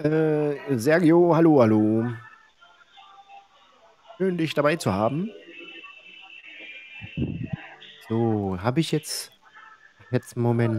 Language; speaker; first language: German; native; German